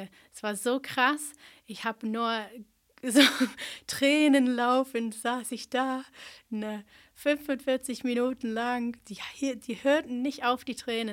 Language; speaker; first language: German; non-native, fluent; English